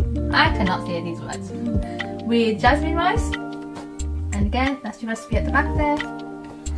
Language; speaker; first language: English; native; English